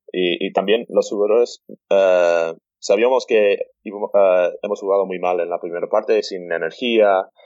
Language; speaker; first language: Spanish; non-native, fluent; English